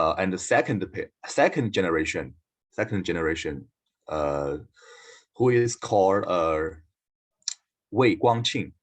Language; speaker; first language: English; non-native, learner; Chinese